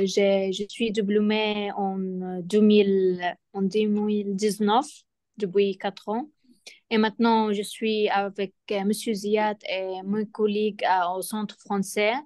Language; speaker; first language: French; non-native, learner; Arabic